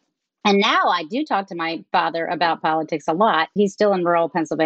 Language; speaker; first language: English; native; English